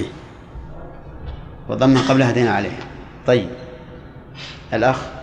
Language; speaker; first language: Arabic; native; Arabic